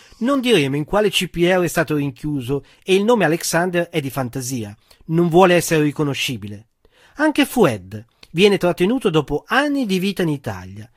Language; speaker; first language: Italian; native; Italian